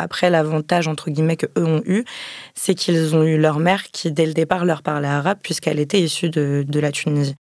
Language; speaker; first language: French; native; French